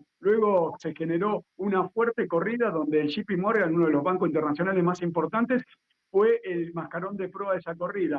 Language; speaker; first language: Spanish; native; Spanish